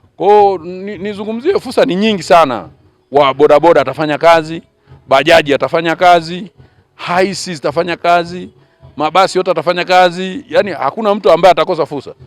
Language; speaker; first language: Swahili; native; Swahili